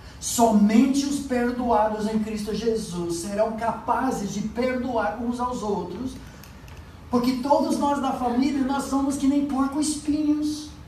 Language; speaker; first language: Portuguese; non-native, fluent; English